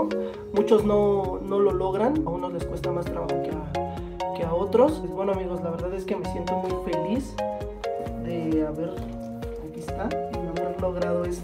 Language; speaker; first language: Spanish; native; Spanish